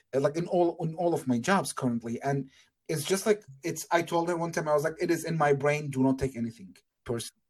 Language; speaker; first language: English; non-native, fluent; Arabic